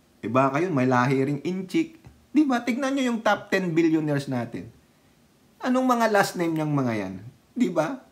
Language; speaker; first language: Filipino; native; Filipino